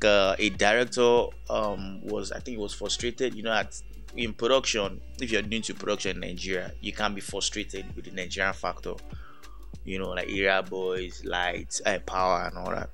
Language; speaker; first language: English; non-native, local second language; Yoruba